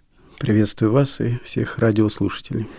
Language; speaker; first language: Russian; native; Russian